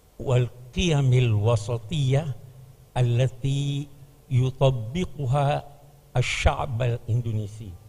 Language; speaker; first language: Arabic; non-native, fluent; Indonesian